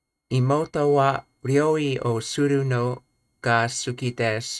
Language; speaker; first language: Japanese; non-native, learner; English